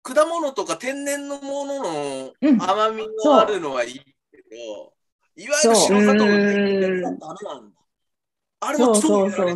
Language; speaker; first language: Japanese; native; Japanese